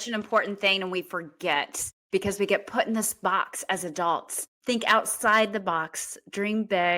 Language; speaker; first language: English; native; English